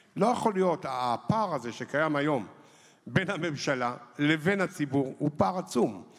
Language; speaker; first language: Hebrew; native; Hebrew